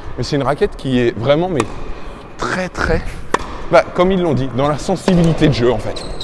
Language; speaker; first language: French; native; French